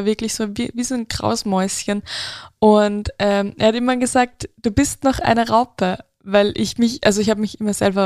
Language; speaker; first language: German; native; German